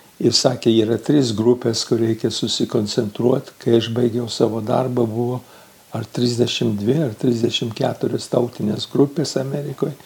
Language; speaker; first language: Lithuanian; early bilingual, heritage; Lithuanian